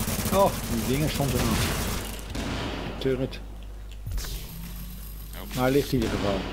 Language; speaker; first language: Dutch; native; Dutch